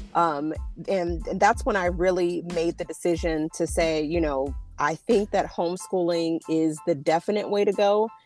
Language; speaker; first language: English; native; English